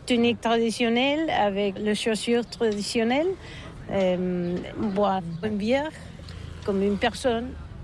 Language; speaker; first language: French; non-native, learner; Catalan